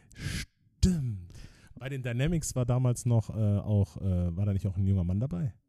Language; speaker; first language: German; native; German